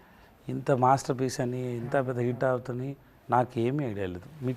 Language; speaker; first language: Telugu; non-native, learner; Tamil